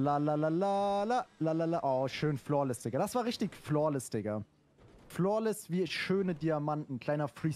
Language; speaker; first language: German; native; German